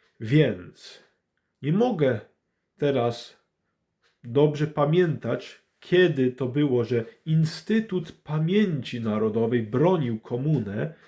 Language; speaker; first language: Polish; early bilingual, heritage; English